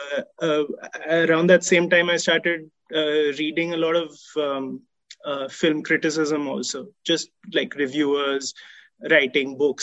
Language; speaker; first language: English; non-native, local second language; Hindi